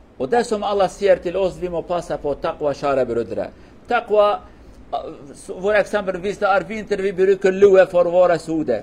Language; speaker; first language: Swedish; non-native, learner; Kurdish